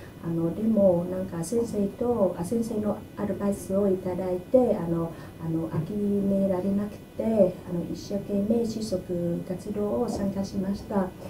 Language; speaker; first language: Japanese; non-native, learner; Vietnamese